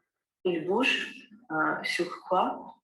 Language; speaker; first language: French; non-native, learner; Armenian